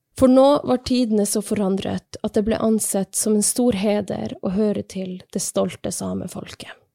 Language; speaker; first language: Norwegian; non-native, local second language; Northern Sami